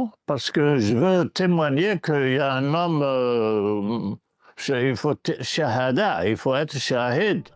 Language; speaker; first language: French; non-native, local second language; Arabic